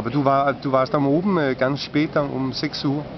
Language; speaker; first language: German; non-native, fluent; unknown